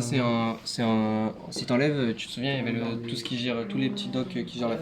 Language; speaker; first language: French; native; French